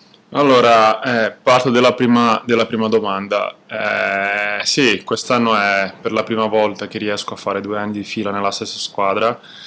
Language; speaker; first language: Italian; non-native, fluent; Portuguese